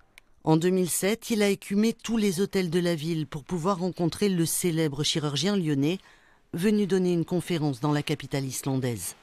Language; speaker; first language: French; native; French